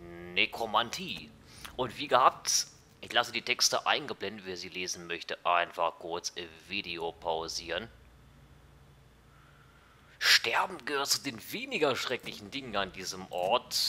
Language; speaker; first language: German; native; German